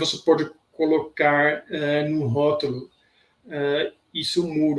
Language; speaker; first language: Portuguese; non-native, fluent; Dutch